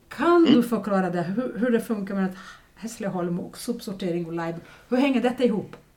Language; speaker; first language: Swedish; non-native, fluent; Portuguese